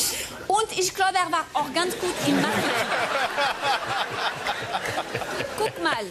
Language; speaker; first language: German; non-native, fluent; French